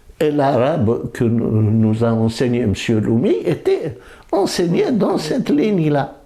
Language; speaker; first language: French; non-native, local second language; Kabyle